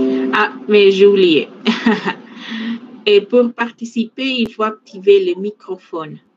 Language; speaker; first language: French; non-native, fluent; Spanish